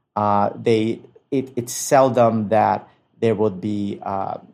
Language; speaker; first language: English; non-native, local second language; Filipino